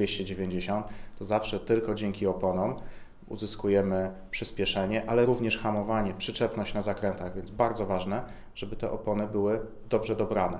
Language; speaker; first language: Polish; native; Polish